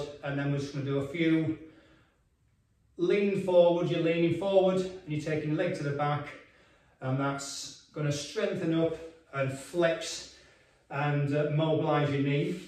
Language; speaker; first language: English; native; English